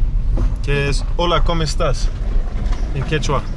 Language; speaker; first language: Spanish; non-native, learner; English